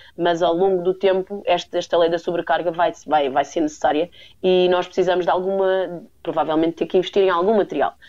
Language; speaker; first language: Portuguese; native; Portuguese